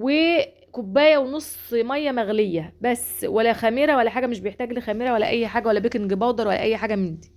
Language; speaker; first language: Arabic; native; Arabic